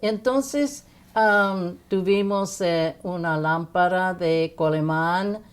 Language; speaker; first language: Spanish; non-native, fluent; English